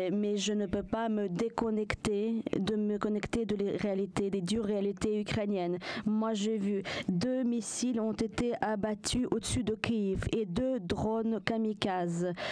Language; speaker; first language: French; non-native, fluent; Ukrainian